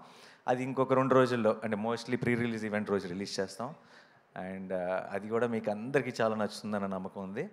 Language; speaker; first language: Telugu; native; Telugu